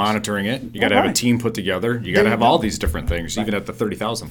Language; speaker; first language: English; native; English